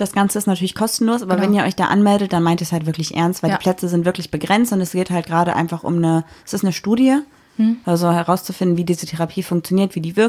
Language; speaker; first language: German; native; German